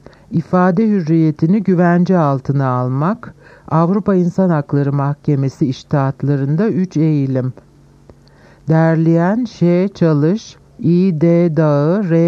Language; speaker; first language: Turkish; native; Turkish